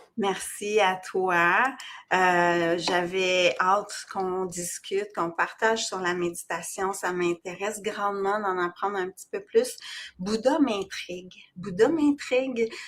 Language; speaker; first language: French; native; French